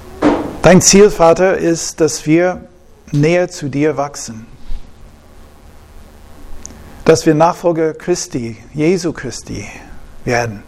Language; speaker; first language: German; non-native, fluent; English